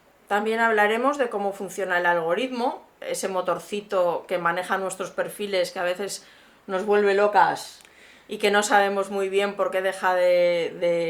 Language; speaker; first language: Spanish; native; Spanish